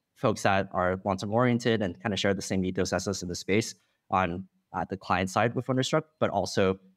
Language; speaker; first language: English; non-native, fluent; Chinese